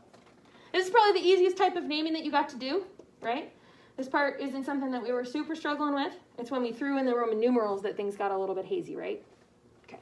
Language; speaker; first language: English; native; English